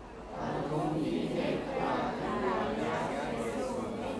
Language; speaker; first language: Italian; non-native, learner; Chinese